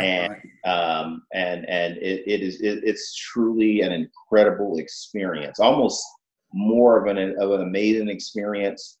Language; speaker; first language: English; native; English